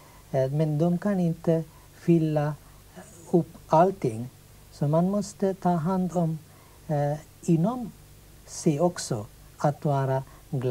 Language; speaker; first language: Swedish; non-native, fluent; Sinhala